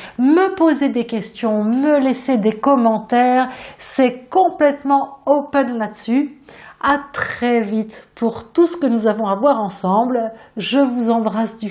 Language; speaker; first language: French; native; French